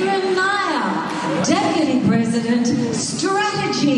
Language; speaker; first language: English; native; English